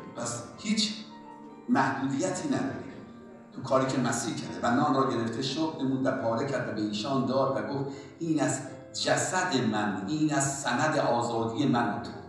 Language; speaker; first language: Persian; native; Persian